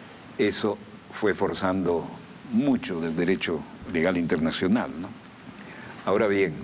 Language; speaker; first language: Spanish; native; Spanish